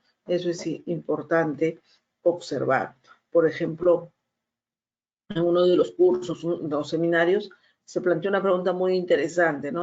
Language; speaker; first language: Spanish; native; Spanish